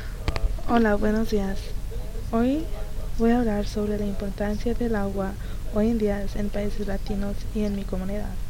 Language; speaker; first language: Spanish; early bilingual, heritage; Spanish